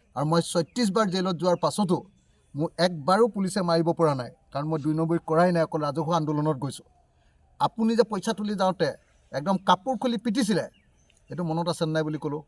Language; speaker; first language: Assamese; native; Assamese